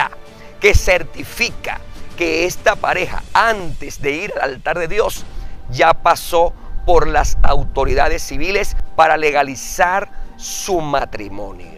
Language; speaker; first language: Spanish; native; Spanish